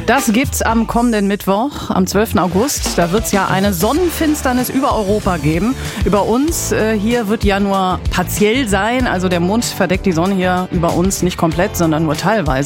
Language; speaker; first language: German; native; German